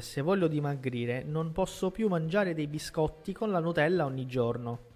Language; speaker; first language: Italian; non-native, fluent; Portuguese